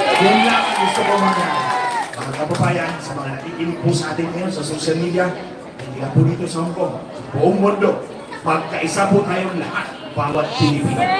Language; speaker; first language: Filipino; non-native, local second language; Cebuano